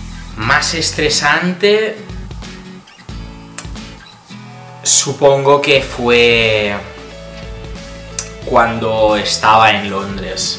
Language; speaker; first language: Spanish; early bilingual, other home language; Italian